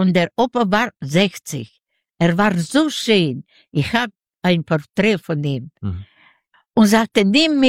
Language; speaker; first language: German; non-native, learner; Yiddish